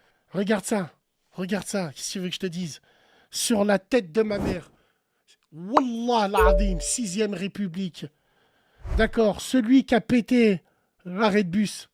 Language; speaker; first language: French; native; French